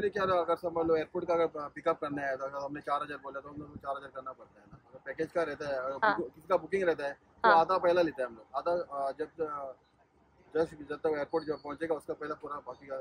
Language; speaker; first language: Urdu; non-native, local second language; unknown